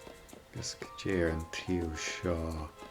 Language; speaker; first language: Irish; non-native, local second language; English